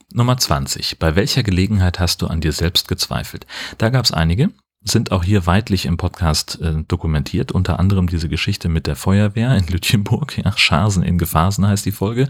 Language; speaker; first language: German; native; German